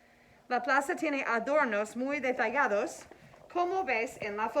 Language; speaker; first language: Spanish; non-native, fluent; English